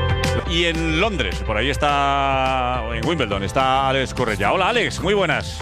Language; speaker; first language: Spanish; native; Spanish